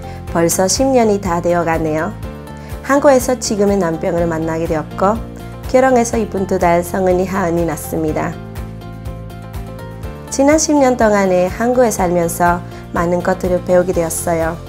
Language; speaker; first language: Korean; non-native, fluent; Spanish